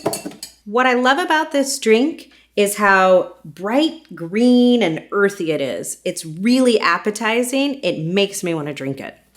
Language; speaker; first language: English; native; English